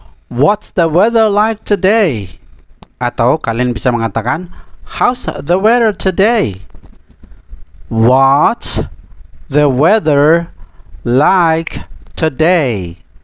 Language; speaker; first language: English; non-native, fluent; Indonesian